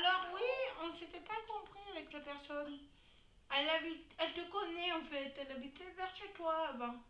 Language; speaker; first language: French; native; French